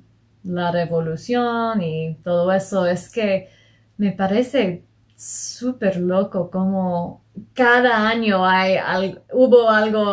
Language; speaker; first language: Spanish; non-native, fluent; English